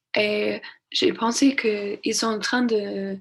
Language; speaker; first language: French; non-native, learner; English